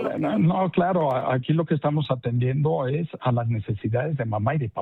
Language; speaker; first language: Spanish; native; Spanish